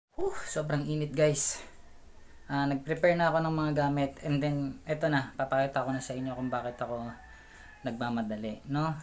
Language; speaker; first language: Filipino; native; Filipino